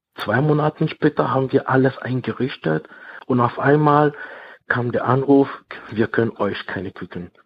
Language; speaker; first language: German; non-native, fluent; French